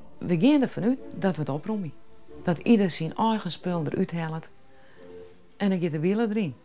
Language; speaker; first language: Dutch; non-native, local second language; Western Frisian